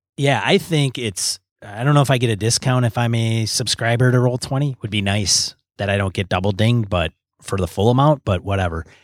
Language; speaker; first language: English; native; English